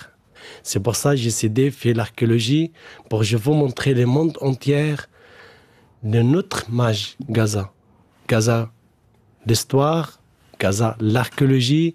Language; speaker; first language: French; non-native, learner; Arabic